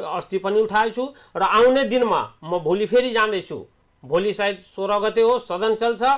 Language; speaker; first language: Nepali; non-native, local second language; Awadhi